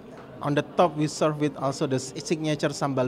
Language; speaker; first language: English; non-native, fluent; Indonesian